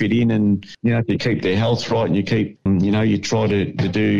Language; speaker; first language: English; native; English